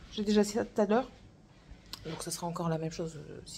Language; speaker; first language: French; native; French